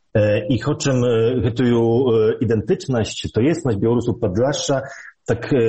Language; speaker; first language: Belarusian; early bilingual, heritage; Polish